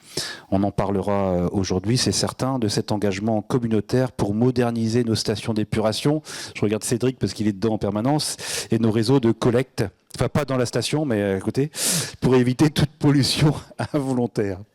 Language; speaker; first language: French; native; French